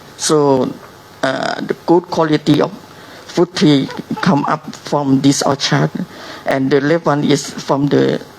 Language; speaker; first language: English; non-native, learner; Thai